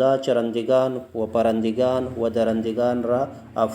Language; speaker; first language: Persian; non-native, fluent; Urdu